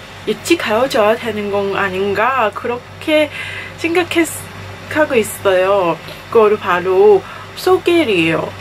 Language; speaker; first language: Korean; non-native, fluent; Cantonese